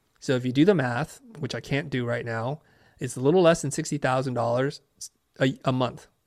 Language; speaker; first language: English; early bilingual, other home language; Vietnamese